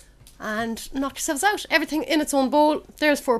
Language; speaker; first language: English; native; English